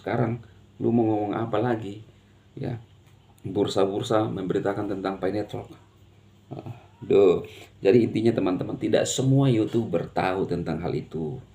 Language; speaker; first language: Indonesian; native; Indonesian